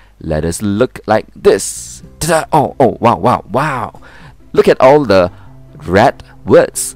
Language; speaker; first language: English; non-native, local second language; Chinese